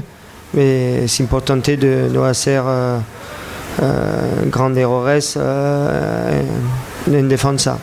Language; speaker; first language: Spanish; non-native, learner; French